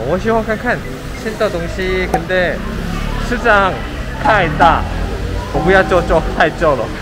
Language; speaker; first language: Chinese; non-native, fluent; Korean